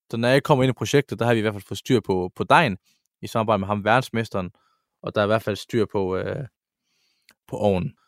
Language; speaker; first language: Danish; early bilingual, other home language; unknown